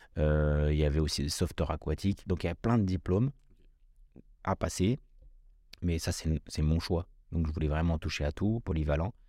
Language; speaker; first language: French; early bilingual, other home language; Kabyle